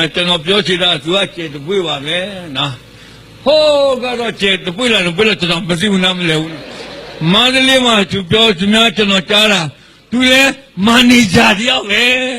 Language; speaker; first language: Burmese; non-native, local second language; Karen languages